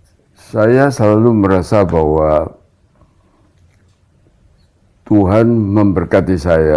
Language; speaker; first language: Indonesian; non-native, local second language; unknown